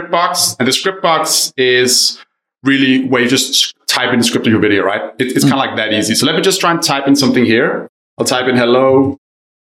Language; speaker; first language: English; non-native, fluent; Danish